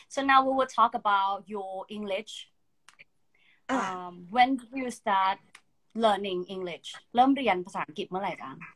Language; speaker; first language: English; non-native, fluent; Thai